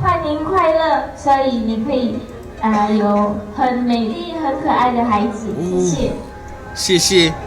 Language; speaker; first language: Chinese; non-native, local second language; Malay